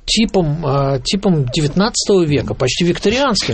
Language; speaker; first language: Russian; native; Russian